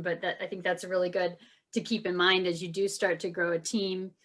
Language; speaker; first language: English; native; English